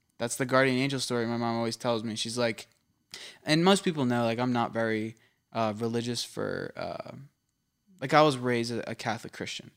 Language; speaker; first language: English; native; English